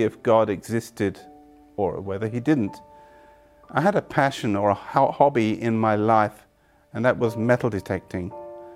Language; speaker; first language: English; native; English